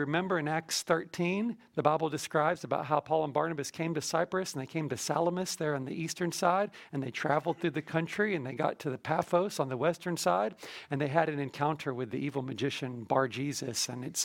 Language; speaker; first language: English; native; English